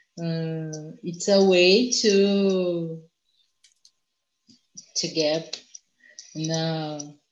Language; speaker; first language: English; non-native, learner; Portuguese